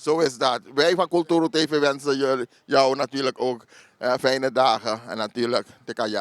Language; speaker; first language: Dutch; native; Dutch